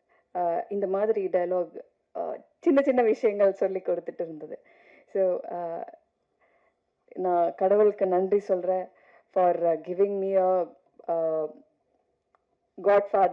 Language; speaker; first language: Tamil; non-native, fluent; Malayalam